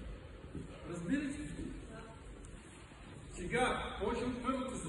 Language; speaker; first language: Bulgarian; non-native, learner; Russian